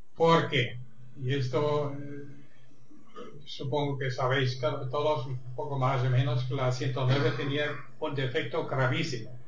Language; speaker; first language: Spanish; non-native, fluent; German